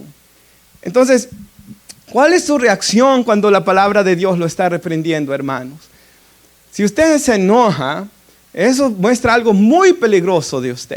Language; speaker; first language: Spanish; native; Spanish